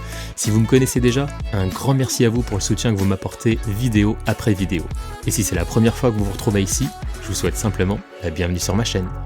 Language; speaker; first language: French; native; French